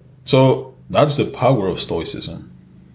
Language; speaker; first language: English; non-native, fluent; Spanish